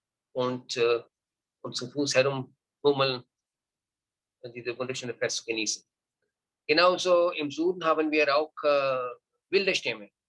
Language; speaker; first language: German; non-native, learner; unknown